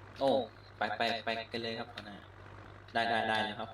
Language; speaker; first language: Thai; native; Thai